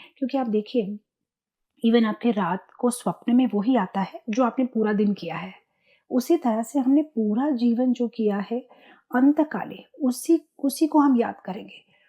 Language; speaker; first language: Hindi; non-native, local second language; Gujarati